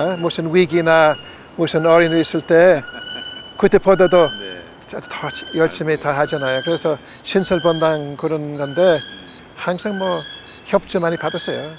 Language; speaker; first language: Korean; non-native, fluent; English